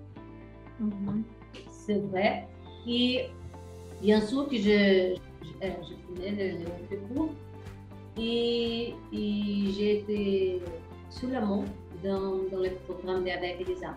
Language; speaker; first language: French; non-native, learner; Portuguese